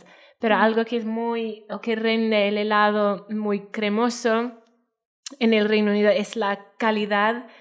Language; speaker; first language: Spanish; non-native, fluent; Welsh